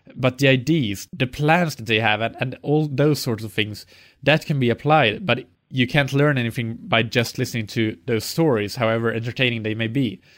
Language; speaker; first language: English; non-native, fluent; Swedish